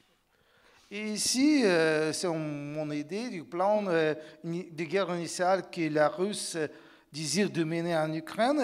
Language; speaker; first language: French; non-native, fluent; Ukrainian